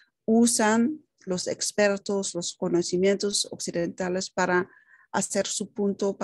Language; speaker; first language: Spanish; non-native, fluent; Dutch